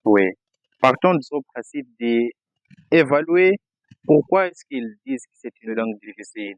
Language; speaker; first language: French; non-native, fluent; Portuguese